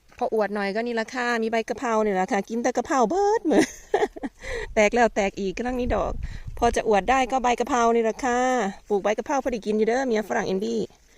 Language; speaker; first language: Thai; native; Thai